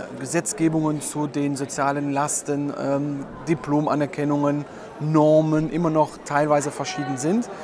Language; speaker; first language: German; native; German